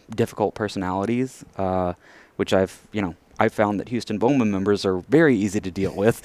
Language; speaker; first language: English; native; English